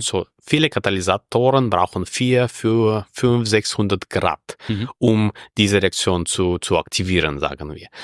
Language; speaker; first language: German; non-native, fluent; Russian